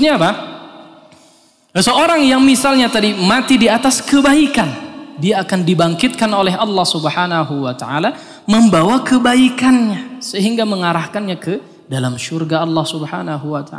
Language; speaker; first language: Indonesian; native; Indonesian